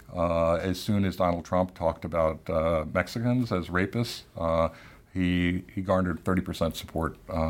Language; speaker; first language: English; native; English